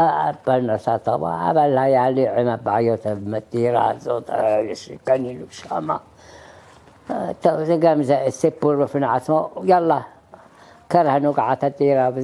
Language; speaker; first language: Hebrew; early bilingual, other home language; Arabic